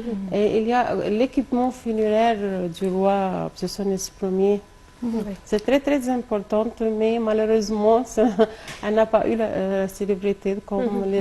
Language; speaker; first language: French; non-native, local second language; Arabic